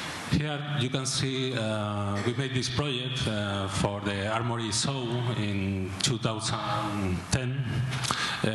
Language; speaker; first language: English; non-native, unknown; Spanish